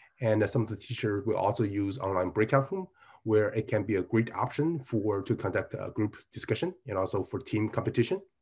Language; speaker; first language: English; non-native, fluent; Chinese